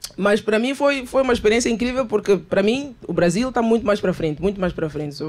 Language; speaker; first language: Portuguese; native; Portuguese